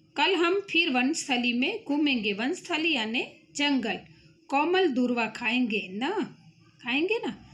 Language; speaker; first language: Hindi; non-native, local second language; Gujarati